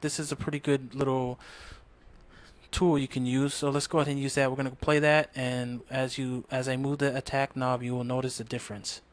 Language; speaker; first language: English; native; English